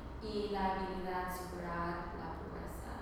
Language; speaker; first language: Spanish; non-native, learner; English